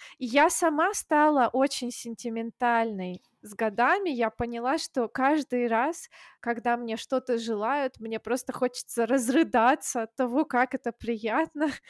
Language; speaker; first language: Russian; native; Russian